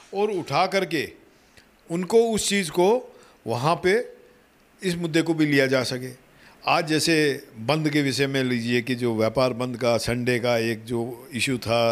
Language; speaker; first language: Hindi; native; Hindi